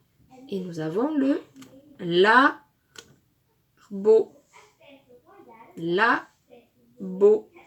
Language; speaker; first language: French; native; French